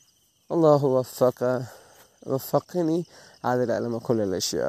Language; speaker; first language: Arabic; non-native, learner; Malay